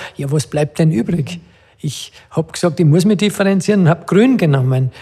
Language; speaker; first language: German; native; German